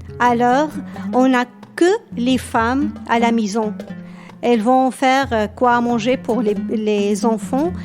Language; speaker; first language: French; non-native, local second language; Berber languages